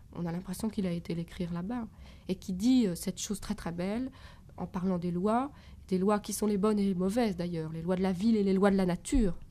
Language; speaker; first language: French; native; French